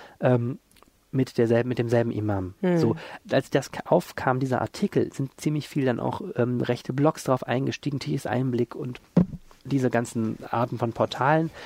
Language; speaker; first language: German; native; German